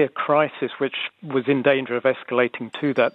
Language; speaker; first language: English; native; English